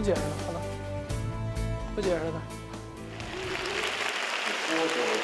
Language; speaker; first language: Chinese; native; Chinese